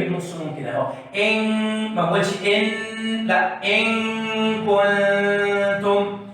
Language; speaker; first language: Arabic; native; Arabic